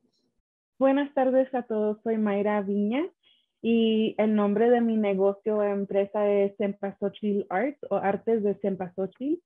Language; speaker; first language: Spanish; early bilingual, other home language; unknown